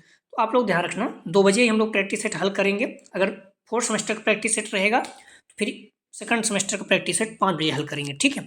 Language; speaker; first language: Hindi; native; Hindi